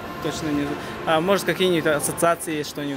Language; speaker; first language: Russian; non-native, local second language; Yakut